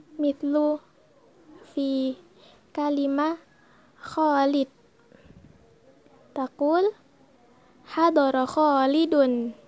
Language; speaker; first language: Arabic; non-native, learner; Indonesian